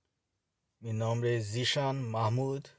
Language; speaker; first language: Spanish; non-native, learner; Bangla